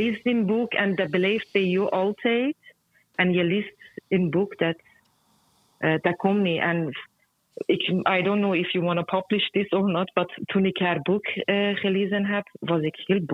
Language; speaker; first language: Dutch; non-native, fluent; Persian